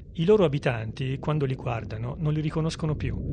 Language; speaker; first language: Italian; native; Italian